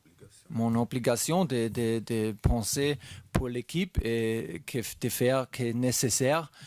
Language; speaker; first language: French; non-native, learner; German